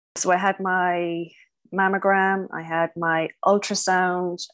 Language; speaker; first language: English; native; English